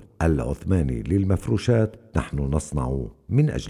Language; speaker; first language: Arabic; native; Arabic